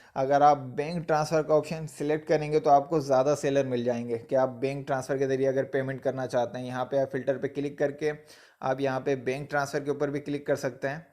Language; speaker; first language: Hindi; non-native, local second language; Punjabi